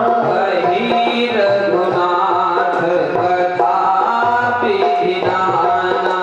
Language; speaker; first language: Hindi; native; Hindi